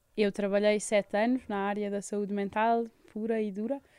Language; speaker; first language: Portuguese; native; Portuguese